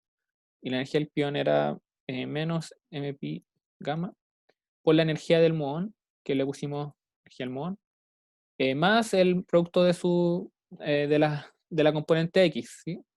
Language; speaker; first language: Spanish; native; Spanish